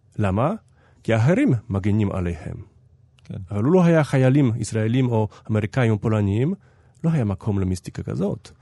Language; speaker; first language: Hebrew; non-native, fluent; Polish